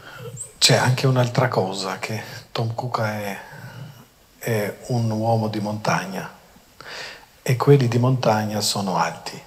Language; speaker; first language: Italian; non-native, fluent; Albanian